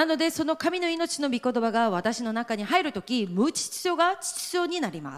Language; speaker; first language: Japanese; non-native, fluent; Korean